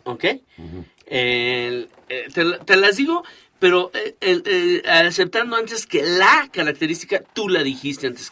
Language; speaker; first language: Spanish; native; Spanish